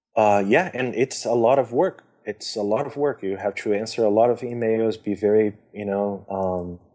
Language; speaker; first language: English; non-native, fluent; Portuguese